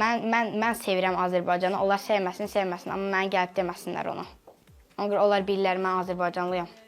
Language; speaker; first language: Azerbaijani; early bilingual, heritage; Azerbaijani